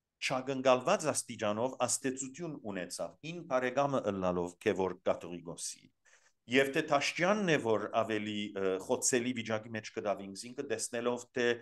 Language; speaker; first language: Armenian; early bilingual, heritage; Armenian